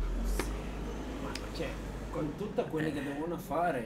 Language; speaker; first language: Italian; non-native, learner; Arabic